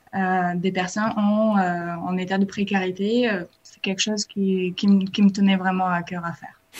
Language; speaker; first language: French; non-native, fluent; Bulgarian